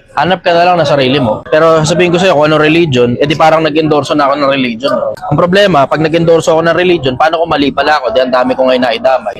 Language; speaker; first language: Filipino; native; Filipino